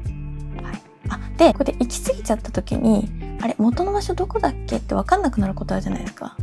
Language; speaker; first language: Japanese; native; Japanese